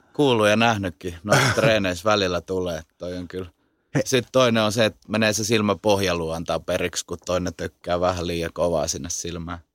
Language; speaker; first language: Finnish; native; Finnish